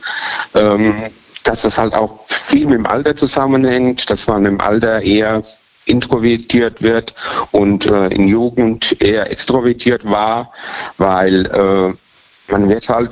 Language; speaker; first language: German; native; German